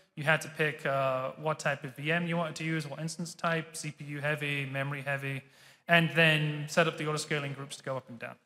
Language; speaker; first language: English; native; English